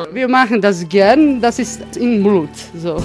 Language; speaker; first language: German; non-native, local second language; Croatian